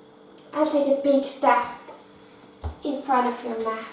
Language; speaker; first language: English; non-native, fluent; Norwegian